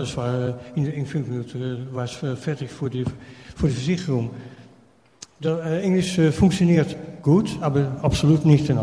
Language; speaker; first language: German; non-native, fluent; Dutch